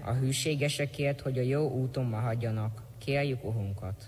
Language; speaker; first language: Hungarian; native; Hungarian